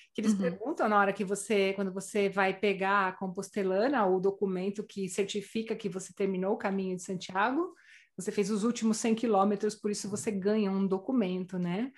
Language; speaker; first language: Portuguese; native; Portuguese